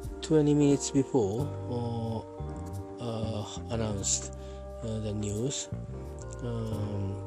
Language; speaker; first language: English; non-native, learner; Japanese